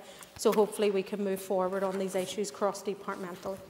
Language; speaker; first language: English; native; English